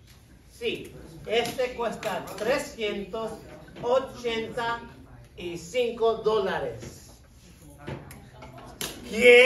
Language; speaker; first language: Spanish; non-native, fluent; English